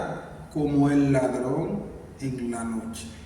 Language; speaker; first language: Spanish; non-native, learner; Haitian Creole